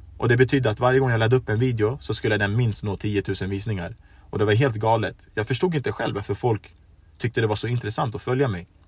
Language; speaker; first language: Swedish; early bilingual, other home language; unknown